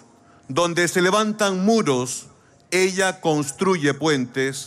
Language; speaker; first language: Spanish; native; Spanish